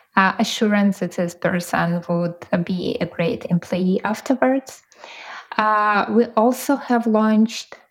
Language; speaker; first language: English; non-native, fluent; Ukrainian